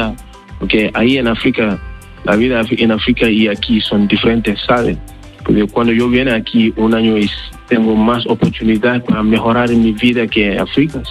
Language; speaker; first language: Spanish; non-native, learner; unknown